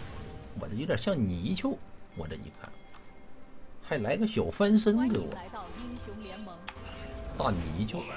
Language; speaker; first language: Chinese; native; Chinese